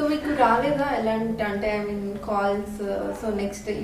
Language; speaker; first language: Telugu; native; Telugu